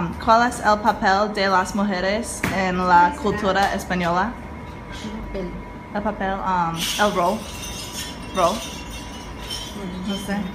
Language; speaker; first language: Spanish; non-native, learner; English